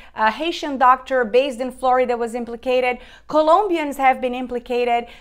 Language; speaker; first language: English; non-native, fluent; Portuguese